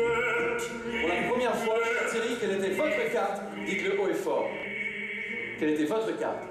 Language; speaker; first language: French; native; French